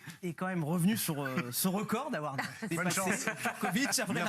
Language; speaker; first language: French; native; French